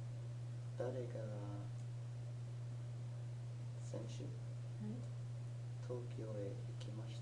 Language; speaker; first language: Japanese; non-native, learner; English